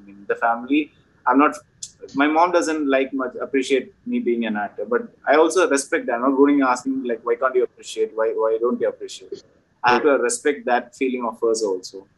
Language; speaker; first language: English; non-native, local second language; Malayalam